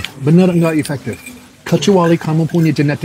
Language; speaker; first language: Indonesian; non-native, fluent; English